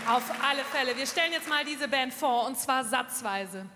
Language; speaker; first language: German; native; German